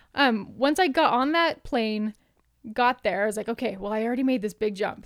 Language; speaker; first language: English; native; English